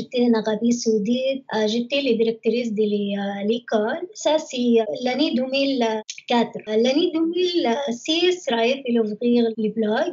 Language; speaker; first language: French; non-native, learner; Arabic